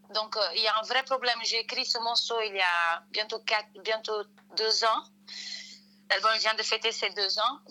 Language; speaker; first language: French; non-native, fluent; Portuguese